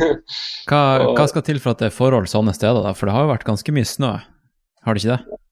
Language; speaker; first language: Norwegian; native; Norwegian